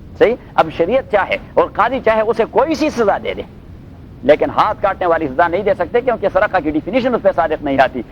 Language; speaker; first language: Urdu; non-native, local second language; Pashto